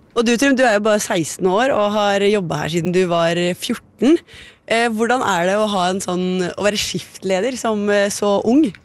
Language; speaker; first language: Norwegian; native; Norwegian